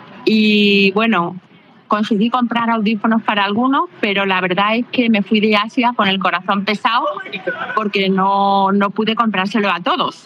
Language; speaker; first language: Spanish; native; Spanish